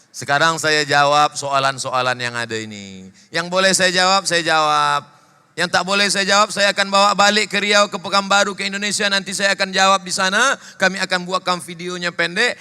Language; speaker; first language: Malay; native; Malay